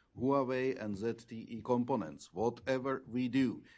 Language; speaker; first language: English; non-native, fluent; Czech